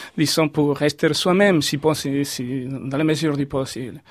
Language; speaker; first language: French; non-native, fluent; Spanish